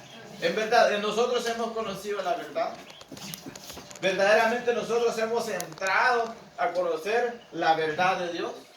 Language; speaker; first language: Spanish; native; Spanish